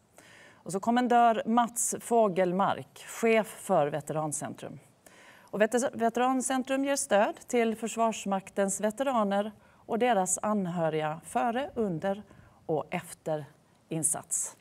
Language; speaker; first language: Swedish; native; Swedish